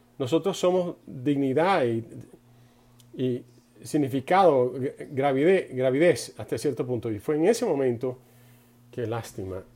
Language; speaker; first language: Spanish; non-native, fluent; English